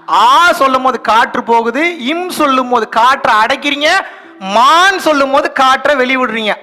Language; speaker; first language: Tamil; non-native, local second language; Telugu